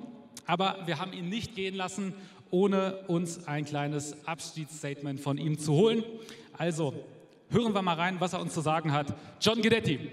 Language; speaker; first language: German; native; German